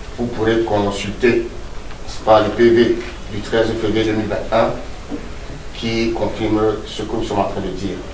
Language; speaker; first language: French; non-native, local second language; Duala